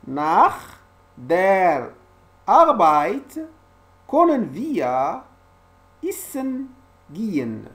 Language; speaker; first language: German; non-native, learner; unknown